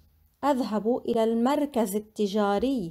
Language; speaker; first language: Arabic; non-native, fluent; English